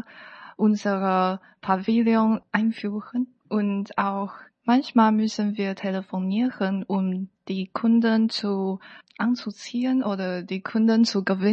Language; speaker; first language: German; non-native, learner; Chinese